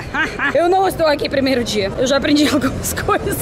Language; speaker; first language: Portuguese; non-native, fluent; Russian